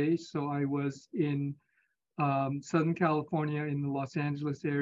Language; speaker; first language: English; native; English